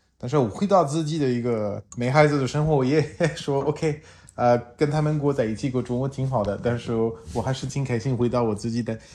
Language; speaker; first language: Chinese; non-native, fluent; French